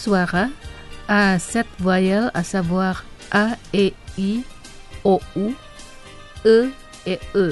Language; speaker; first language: French; non-native, fluent; Indonesian